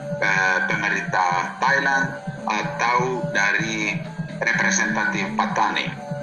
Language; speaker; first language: Indonesian; non-native, fluent; Finnish